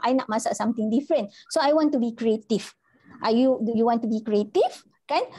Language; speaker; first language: English; non-native, local second language; Malay